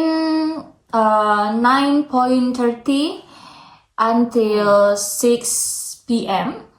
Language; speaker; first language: English; non-native, learner; Indonesian